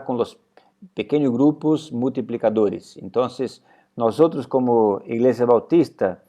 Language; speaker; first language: Spanish; non-native, fluent; Portuguese